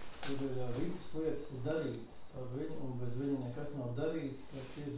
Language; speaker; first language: Latvian; non-native, learner; Russian